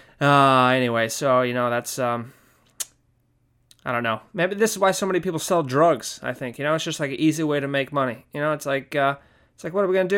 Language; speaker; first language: English; native; English